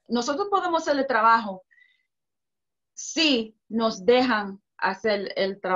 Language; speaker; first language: Spanish; early bilingual, heritage; Spanish